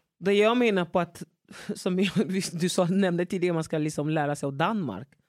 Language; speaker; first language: Swedish; non-native, fluent; French